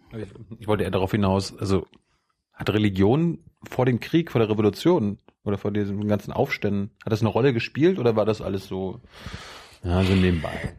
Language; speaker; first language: German; native; German